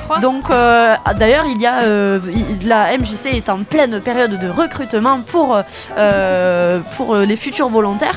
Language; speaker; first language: French; native; French